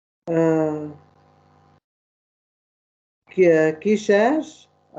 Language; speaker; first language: French; non-native, learner; Arabic